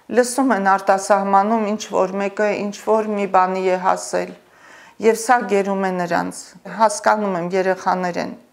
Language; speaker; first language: Armenian; native; Armenian